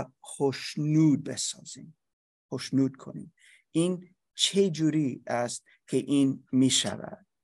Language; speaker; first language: Persian; non-native, learner; English